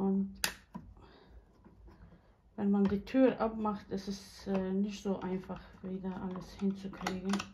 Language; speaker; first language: German; non-native, learner; Bosnian